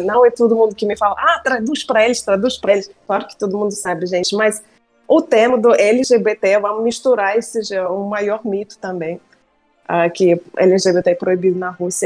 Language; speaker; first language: Portuguese; non-native, fluent; Russian